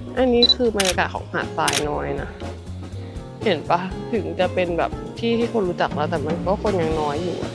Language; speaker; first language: Thai; native; Thai